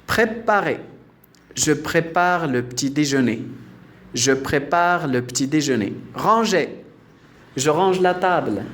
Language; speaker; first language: French; non-native, local second language; Arabic